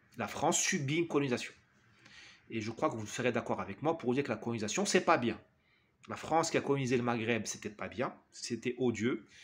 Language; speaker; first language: French; non-native, local second language; Arabic